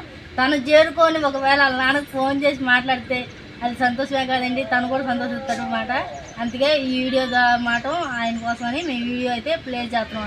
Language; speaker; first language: Telugu; native; Telugu